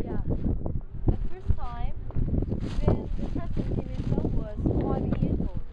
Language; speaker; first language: English; non-native, fluent; Korean